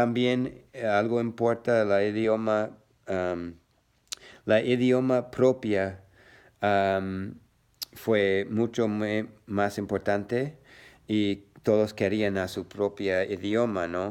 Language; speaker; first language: Spanish; non-native, learner; English